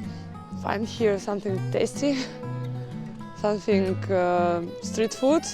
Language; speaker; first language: English; non-native, learner; Russian